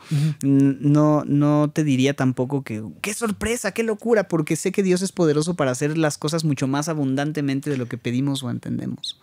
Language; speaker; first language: Spanish; native; Spanish